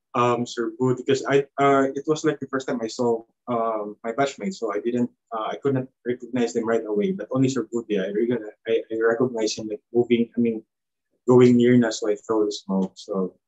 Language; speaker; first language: English; non-native, local second language; Cebuano